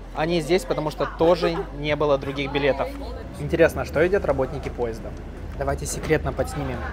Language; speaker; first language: Russian; native; Russian